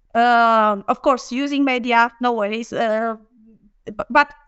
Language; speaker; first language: English; non-native, fluent; Romanian